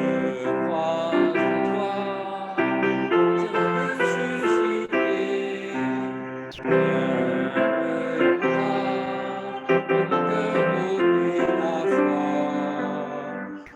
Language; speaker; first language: French; native; French